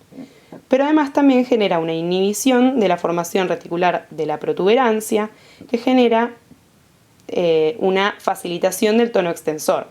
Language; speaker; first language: Spanish; native; Spanish